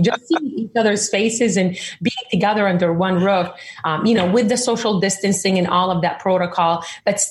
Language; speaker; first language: English; early bilingual, other home language; Arabic